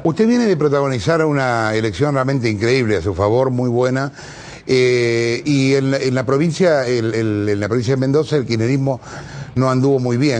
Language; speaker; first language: Spanish; native; Spanish